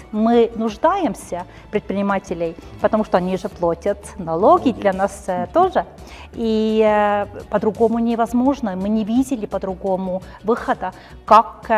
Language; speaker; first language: Russian; non-native, fluent; Estonian